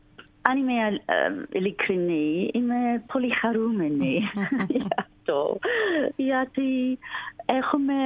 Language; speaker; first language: Greek; non-native, learner; English